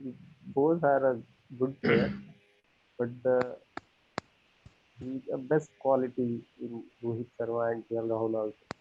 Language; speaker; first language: English; non-native, learner; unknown